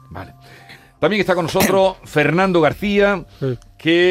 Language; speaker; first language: Spanish; native; Spanish